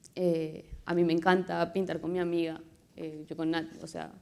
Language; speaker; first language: Spanish; native; Spanish